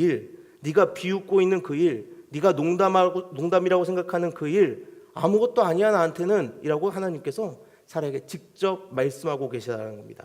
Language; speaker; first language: Korean; native; Korean